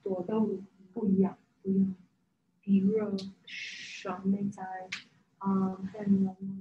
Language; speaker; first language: Chinese; non-native, learner; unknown